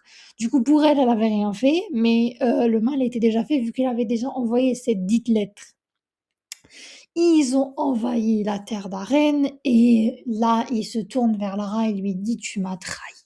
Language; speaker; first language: French; native; French